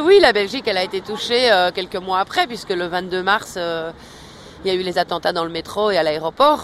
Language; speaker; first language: French; native; French